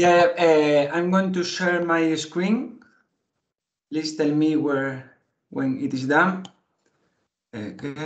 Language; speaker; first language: English; non-native, fluent; Spanish